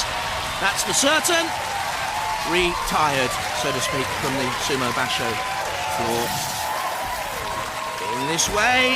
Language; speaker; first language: English; native; English